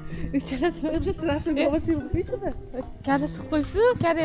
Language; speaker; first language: Korean; non-native, fluent; Uzbek